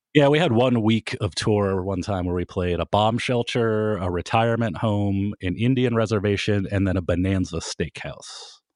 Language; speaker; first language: English; native; English